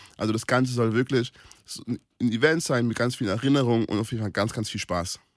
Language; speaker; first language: German; native; German